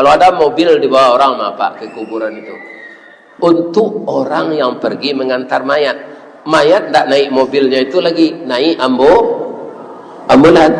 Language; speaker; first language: Malay; non-native, local second language; Minangkabau